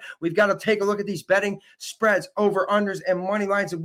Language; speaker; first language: English; native; English